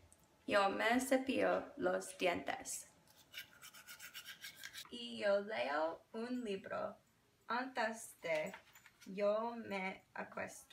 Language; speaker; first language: Spanish; non-native, learner; English